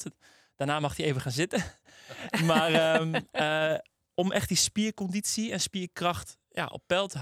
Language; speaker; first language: Dutch; native; Dutch